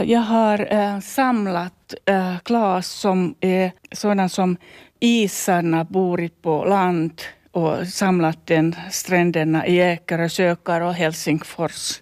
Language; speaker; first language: Swedish; non-native, learner; Finnish